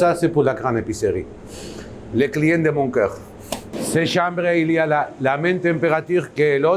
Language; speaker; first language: French; non-native, learner; Basque